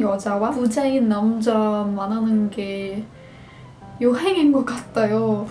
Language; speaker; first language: Korean; non-native, fluent; Portuguese